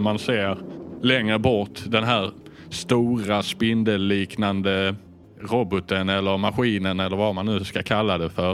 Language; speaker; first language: Swedish; native; Swedish